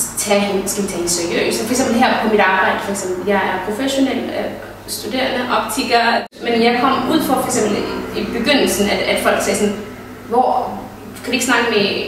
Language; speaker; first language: Danish; early bilingual, other home language; Somali